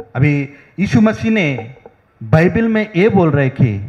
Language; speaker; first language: Hindi; non-native, local second language; Telugu